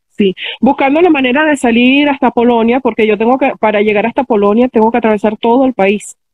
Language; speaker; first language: Spanish; native; Spanish